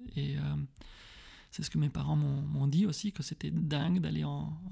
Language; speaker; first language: French; early bilingual, heritage; French